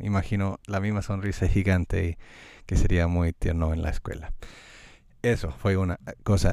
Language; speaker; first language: Spanish; non-native, fluent; English